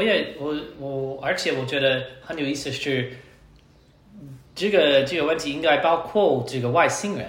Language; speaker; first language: Chinese; non-native, learner; English